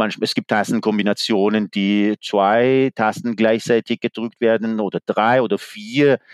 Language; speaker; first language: German; non-native, fluent; Persian